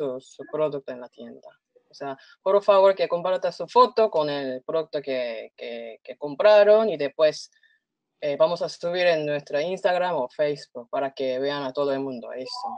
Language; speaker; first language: Spanish; non-native, fluent; Korean